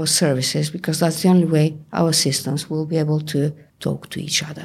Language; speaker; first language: English; non-native, fluent; Bulgarian